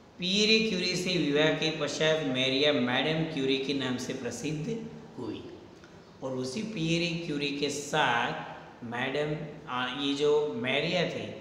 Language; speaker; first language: Hindi; non-native, local second language; Gujarati